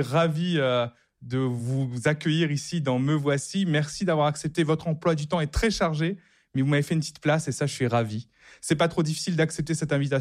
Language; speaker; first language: French; native; French